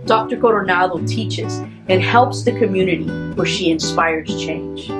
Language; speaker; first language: English; non-native, local second language; Spanish